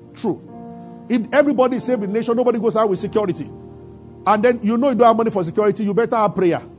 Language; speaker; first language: English; non-native, local second language; Yoruba